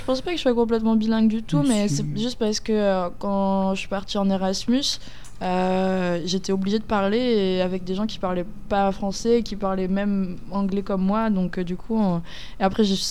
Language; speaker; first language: French; native; French